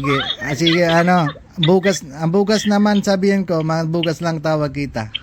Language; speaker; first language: Filipino; non-native, learner; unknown